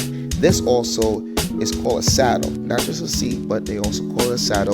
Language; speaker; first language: English; native; English